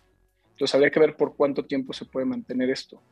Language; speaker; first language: Spanish; native; Spanish